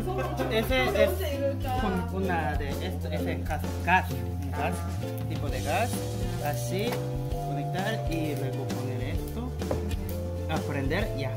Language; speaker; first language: Spanish; non-native, learner; Korean